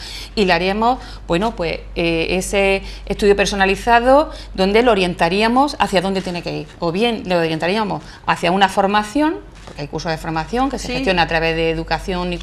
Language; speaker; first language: Spanish; native; Spanish